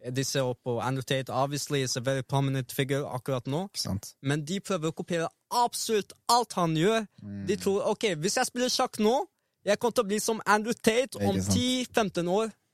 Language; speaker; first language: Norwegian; early bilingual, other home language; Arabic